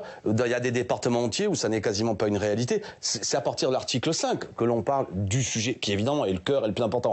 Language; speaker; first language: French; native; French